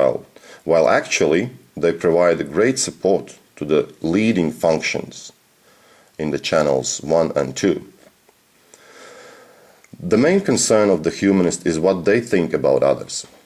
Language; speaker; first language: English; non-native, fluent; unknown